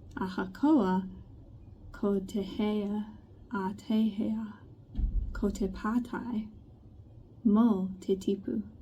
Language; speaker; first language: Māori; non-native, local second language; English